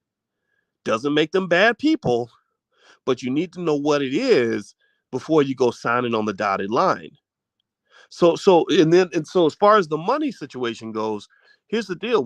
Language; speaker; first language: English; native; English